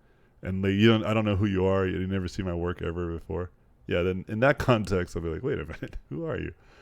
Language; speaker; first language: English; native; English